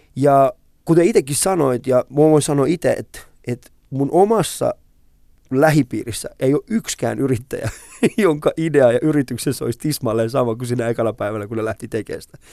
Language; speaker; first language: Finnish; early bilingual, other home language; Persian